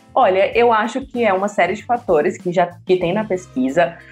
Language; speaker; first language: Portuguese; native; Portuguese